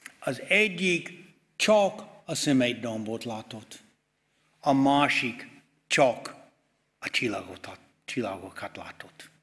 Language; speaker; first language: Hungarian; non-native, fluent; English